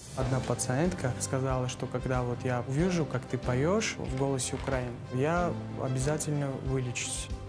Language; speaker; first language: Russian; non-native, fluent; Armenian